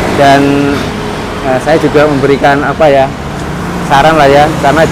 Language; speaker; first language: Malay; non-native, local second language; Javanese